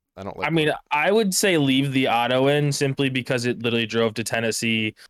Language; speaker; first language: English; native; English